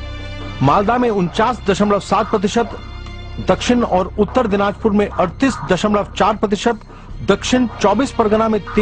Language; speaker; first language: Hindi; native; Hindi